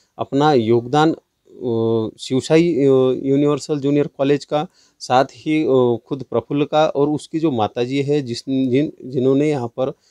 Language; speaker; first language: Hindi; non-native, local second language; Marathi